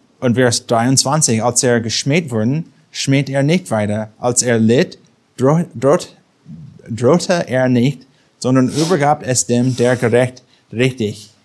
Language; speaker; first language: German; non-native, fluent; English